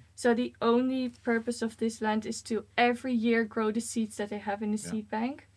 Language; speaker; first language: English; non-native, fluent; Dutch